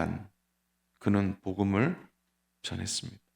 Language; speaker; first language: Korean; native; Korean